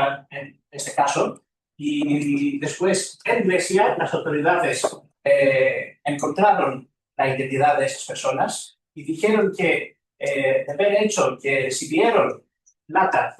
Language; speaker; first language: Spanish; non-native, fluent; Greek